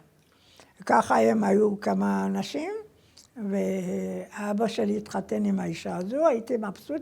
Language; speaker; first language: Hebrew; non-native, fluent; Persian